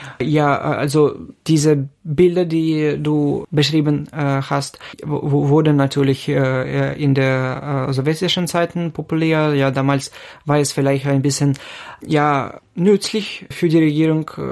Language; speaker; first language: German; non-native, fluent; Ukrainian